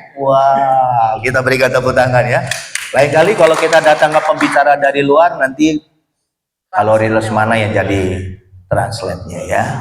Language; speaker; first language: Indonesian; native; Indonesian